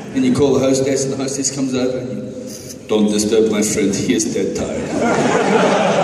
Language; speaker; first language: English; native; English